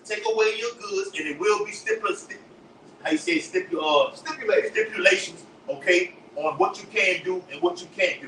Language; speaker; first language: English; native; English